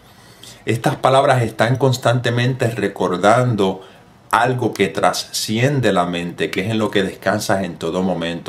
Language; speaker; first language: Spanish; native; Spanish